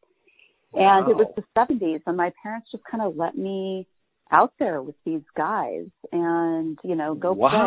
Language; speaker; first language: English; native; English